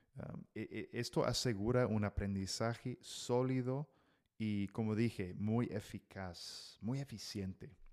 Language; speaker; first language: Spanish; non-native, fluent; English